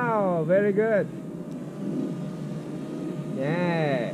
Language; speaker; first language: English; non-native, learner; Japanese